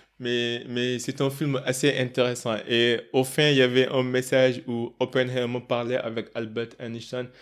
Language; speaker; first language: French; non-native, local second language; Wolof